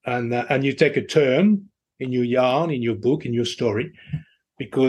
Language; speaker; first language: English; non-native, fluent; French